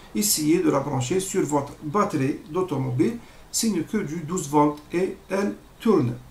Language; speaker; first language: French; non-native, local second language; Arabic